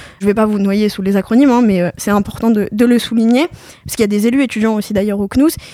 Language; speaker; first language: French; native; French